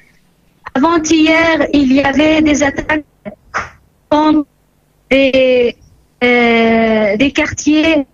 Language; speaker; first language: French; non-native, fluent; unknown